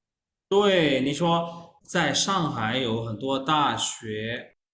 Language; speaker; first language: Chinese; non-native, fluent; Urdu